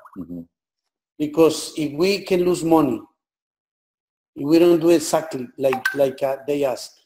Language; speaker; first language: English; non-native, learner; Spanish